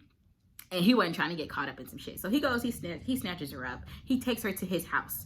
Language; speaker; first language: English; native; English